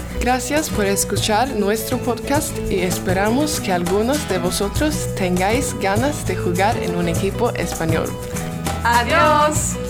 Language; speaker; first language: Spanish; non-native, learner; Swedish